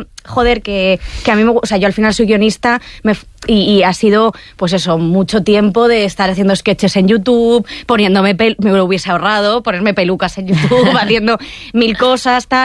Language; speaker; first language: Spanish; native; Spanish